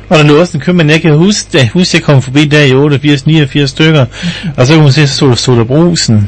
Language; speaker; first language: Danish; native; Danish